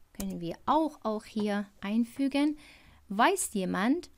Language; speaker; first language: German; non-native, fluent; Persian